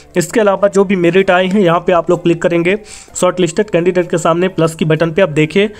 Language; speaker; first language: Hindi; native; Hindi